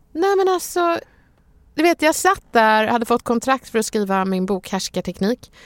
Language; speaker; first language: Swedish; early bilingual, other home language; Bangla